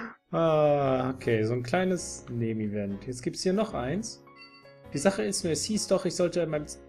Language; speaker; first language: German; native; German